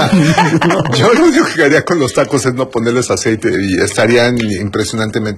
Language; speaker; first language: Spanish; native; Spanish